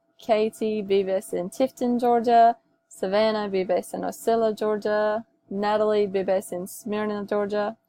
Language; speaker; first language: Spanish; non-native, learner; English